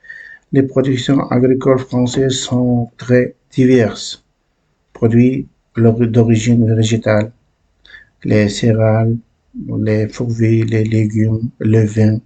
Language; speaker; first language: French; non-native, learner; Uzbek